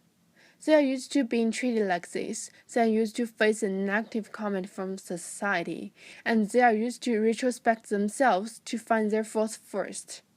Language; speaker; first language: English; non-native, fluent; Chinese